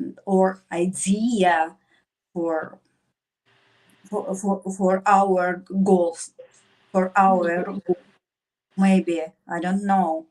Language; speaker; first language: English; non-native, learner; Russian